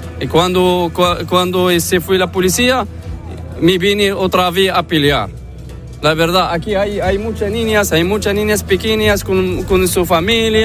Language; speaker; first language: Spanish; non-native, learner; Arabic